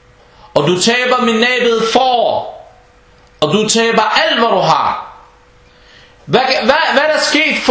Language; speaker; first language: Danish; early bilingual, other home language; Arabic